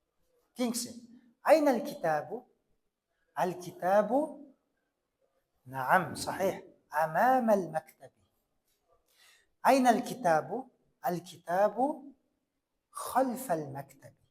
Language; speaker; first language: Arabic; non-native, fluent; Kyrgyz